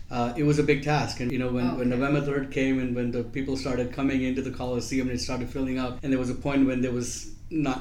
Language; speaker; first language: English; non-native, local second language; Gujarati